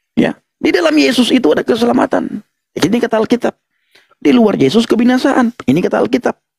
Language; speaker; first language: Indonesian; non-native, local second language; Achinese